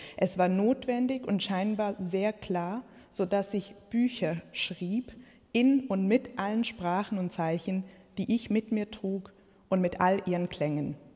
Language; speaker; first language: German; early bilingual, other home language; Croatian